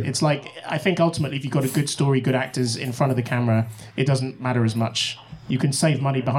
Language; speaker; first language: English; native; English